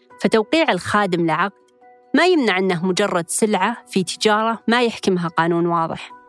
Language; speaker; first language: Arabic; native; Arabic